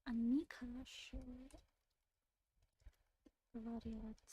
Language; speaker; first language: Russian; non-native, learner; English